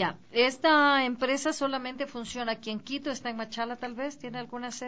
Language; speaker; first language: Spanish; native; Spanish